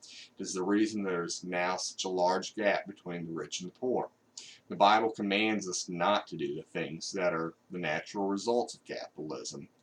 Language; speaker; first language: English; native; English